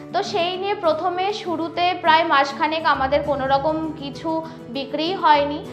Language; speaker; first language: Bangla; native; Bangla